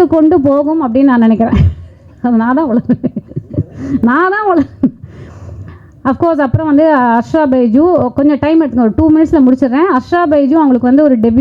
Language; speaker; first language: Tamil; native; Tamil